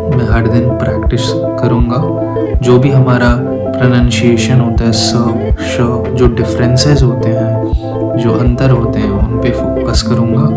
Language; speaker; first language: Hindi; native; Hindi